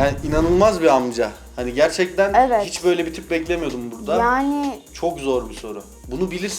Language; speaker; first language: Turkish; native; Turkish